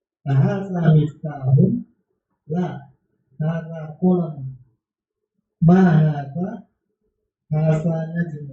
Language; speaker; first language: Arabic; non-native, learner; Indonesian